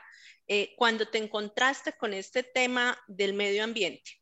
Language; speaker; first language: Spanish; native; Spanish